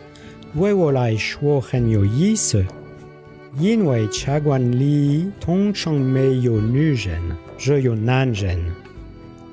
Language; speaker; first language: Chinese; non-native, learner; French